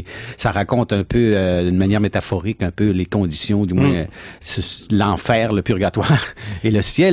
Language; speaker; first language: French; native; French